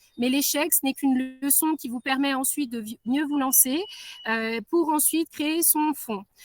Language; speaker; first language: French; non-native, local second language; Swahili